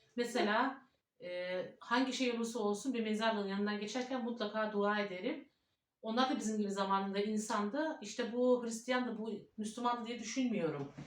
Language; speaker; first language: Turkish; early bilingual, heritage; Turkish